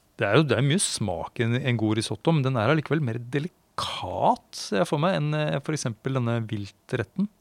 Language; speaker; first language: Norwegian; non-native, fluent; Swedish